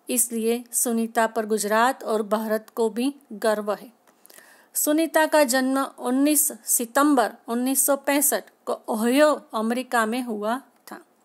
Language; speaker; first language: Hindi; non-native, local second language; Gujarati